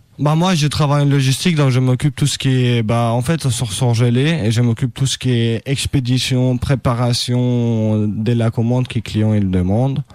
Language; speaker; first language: French; non-native, fluent; Albanian